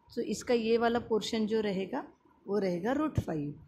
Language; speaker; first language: Hindi; non-native, local second language; Marathi